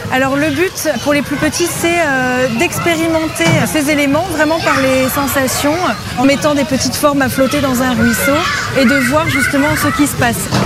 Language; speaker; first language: French; native; French